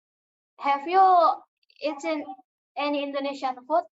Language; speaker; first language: English; non-native, learner; Indonesian